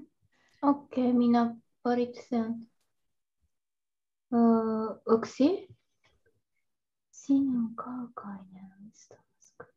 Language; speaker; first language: Finnish; non-native, learner; Japanese